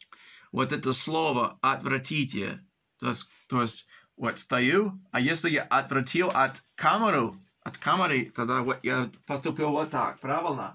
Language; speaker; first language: Russian; early bilingual, heritage; English